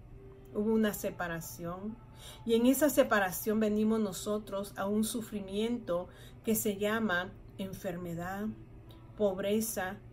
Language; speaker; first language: Spanish; native; Spanish